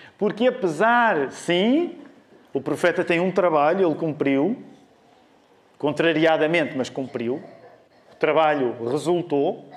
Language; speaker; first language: Portuguese; native; Portuguese